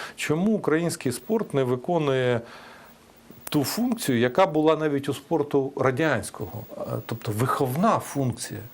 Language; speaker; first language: Ukrainian; native; Ukrainian